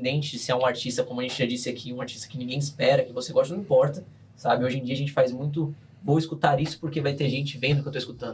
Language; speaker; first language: Portuguese; native; Portuguese